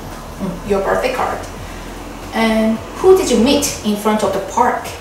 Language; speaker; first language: English; non-native, learner; Korean